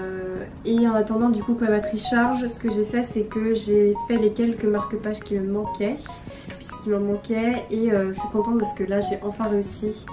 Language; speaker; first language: French; native; French